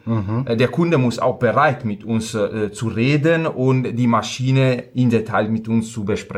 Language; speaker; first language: German; non-native, fluent; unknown